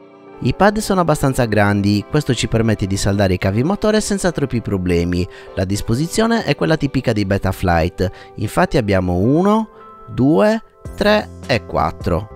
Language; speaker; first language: Italian; native; Italian